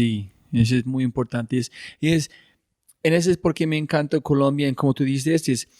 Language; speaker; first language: Spanish; non-native, fluent; English